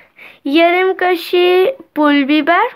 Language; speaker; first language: Turkish; non-native, learner; Urdu